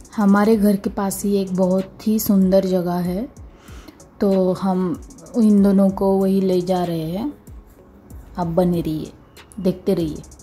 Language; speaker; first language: Hindi; non-native, local second language; Marathi